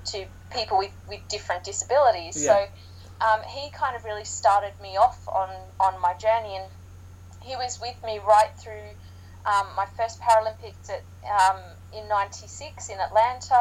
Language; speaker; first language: English; native; English